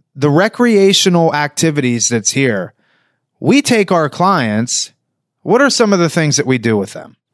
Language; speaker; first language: English; native; English